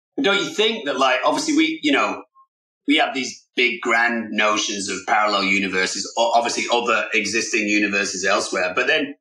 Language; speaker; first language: English; native; English